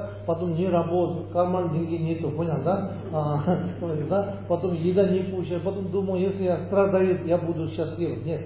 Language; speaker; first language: Russian; non-native, learner; Tibetan